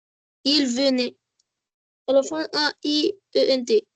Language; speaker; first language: French; non-native, learner; Arabic